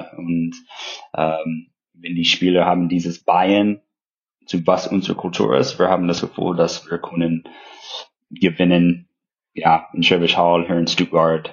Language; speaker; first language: German; non-native, fluent; English